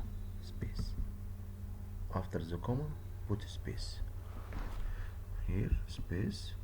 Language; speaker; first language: English; non-native, fluent; Arabic